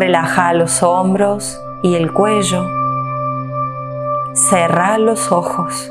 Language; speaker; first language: Spanish; native; Spanish